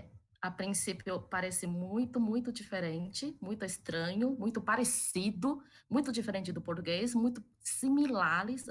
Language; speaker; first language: Portuguese; early bilingual, other home language; Chinese